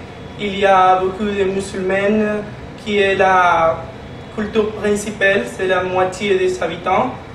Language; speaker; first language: French; non-native, learner; Spanish